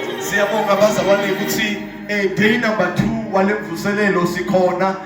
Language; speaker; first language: Zulu; non-native, local second language; Swati